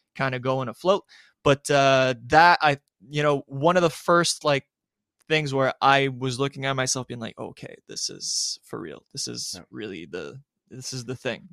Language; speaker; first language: English; non-native, fluent; French